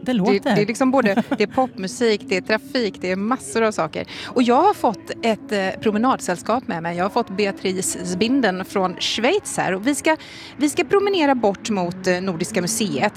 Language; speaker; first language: Swedish; native; Swedish